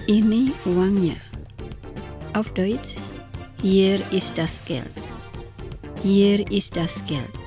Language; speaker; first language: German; non-native, fluent; Indonesian